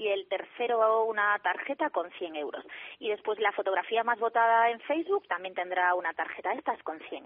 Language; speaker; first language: Spanish; native; Spanish